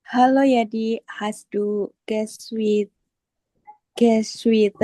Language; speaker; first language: German; non-native, learner; Indonesian